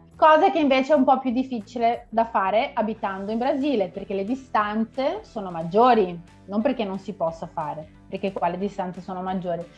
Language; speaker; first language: Italian; native; Italian